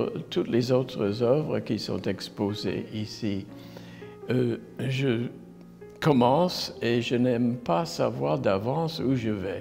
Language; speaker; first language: French; non-native, fluent; English